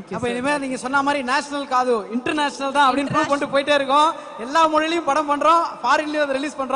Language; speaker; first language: Tamil; native; Tamil